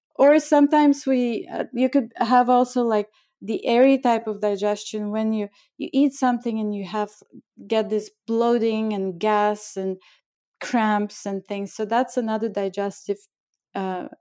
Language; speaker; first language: English; non-native, fluent; Bulgarian